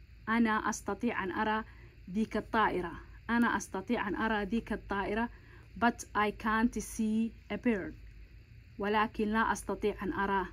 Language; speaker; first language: Arabic; non-native, local second language; Somali